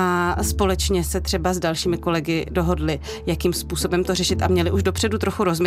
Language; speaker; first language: Czech; native; Czech